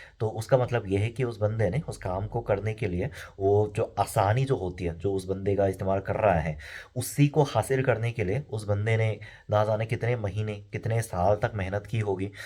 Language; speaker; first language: Hindi; non-native, fluent; Korean